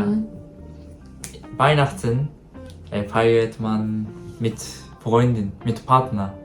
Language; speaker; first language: German; non-native, learner; Japanese